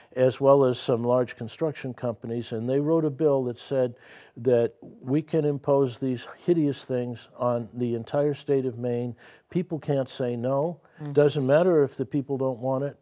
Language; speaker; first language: English; native; English